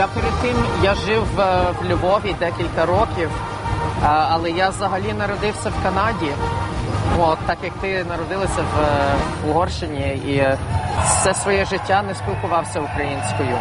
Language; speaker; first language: Ukrainian; non-native, fluent; English